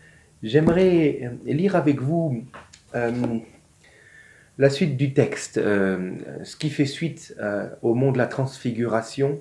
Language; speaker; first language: French; native; French